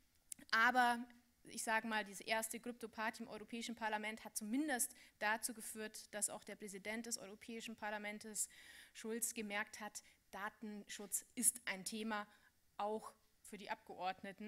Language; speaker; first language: German; native; German